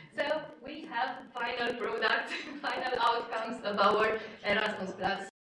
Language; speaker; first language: English; non-native, fluent; Romanian